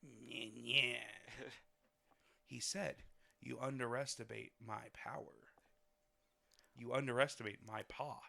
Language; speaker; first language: English; native; English